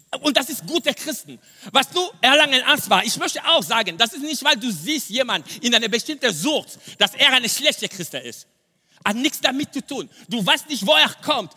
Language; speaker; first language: German; non-native, fluent; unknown